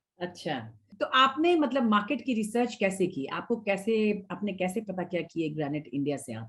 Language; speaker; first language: Hindi; native; Hindi